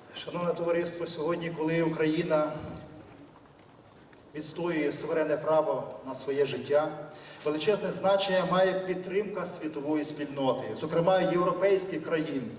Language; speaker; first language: Ukrainian; native; Ukrainian